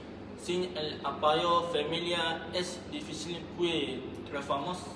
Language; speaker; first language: Spanish; non-native, learner; Malay